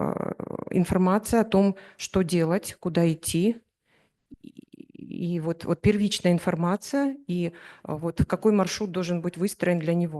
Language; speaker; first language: Russian; native; Russian